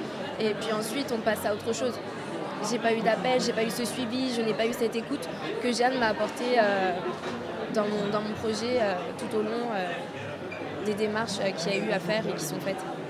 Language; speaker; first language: French; native; French